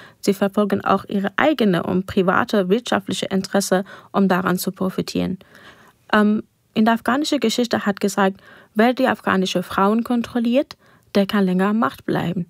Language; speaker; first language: German; non-native, fluent; Persian